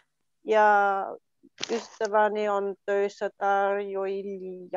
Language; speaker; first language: Finnish; non-native, learner; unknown